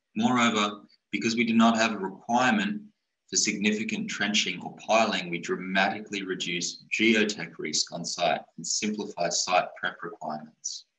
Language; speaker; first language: English; native; English